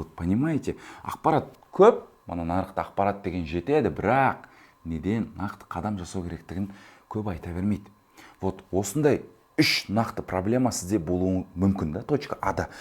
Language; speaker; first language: Kazakh; early bilingual, heritage; Kazakh